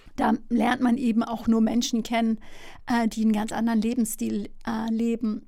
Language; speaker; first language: German; early bilingual, other home language; Turkish